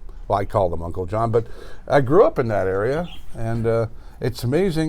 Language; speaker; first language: English; native; English